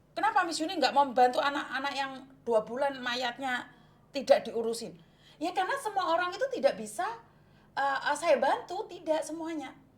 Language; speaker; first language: Indonesian; non-native, local second language; Javanese